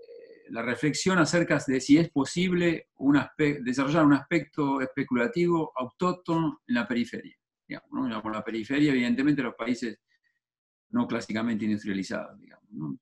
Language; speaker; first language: Spanish; native; Spanish